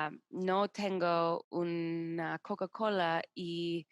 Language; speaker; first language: Spanish; non-native, learner; English